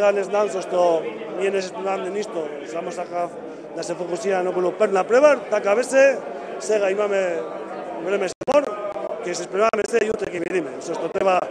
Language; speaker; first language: Macedonian; non-native, learner; Spanish